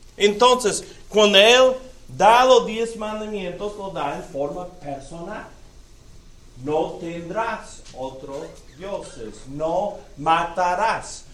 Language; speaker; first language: Spanish; non-native, fluent; English